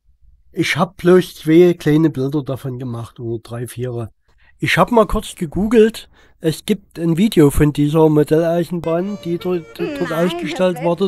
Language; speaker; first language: German; native; German